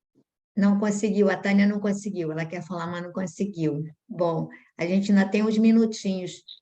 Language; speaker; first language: Portuguese; native; Portuguese